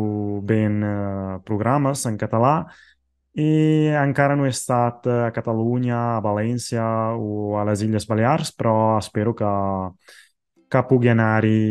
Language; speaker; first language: Catalan; non-native, fluent; Italian